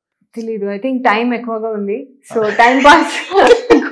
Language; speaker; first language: Telugu; non-native, learner; Hindi